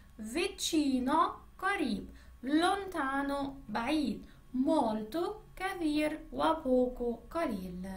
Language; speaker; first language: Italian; non-native, fluent; Arabic